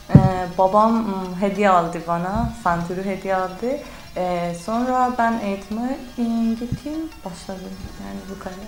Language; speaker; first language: Turkish; non-native, learner; Persian